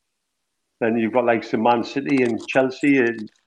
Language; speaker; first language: English; native; English